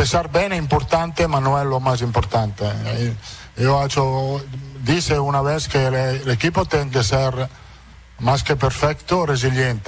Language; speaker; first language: Portuguese; non-native, fluent; Italian